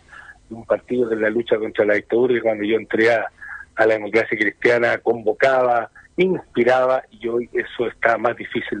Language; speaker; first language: Spanish; native; Spanish